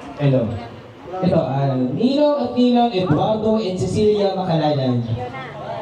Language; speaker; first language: Filipino; native; Filipino